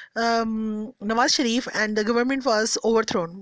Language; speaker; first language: English; non-native, local second language; Urdu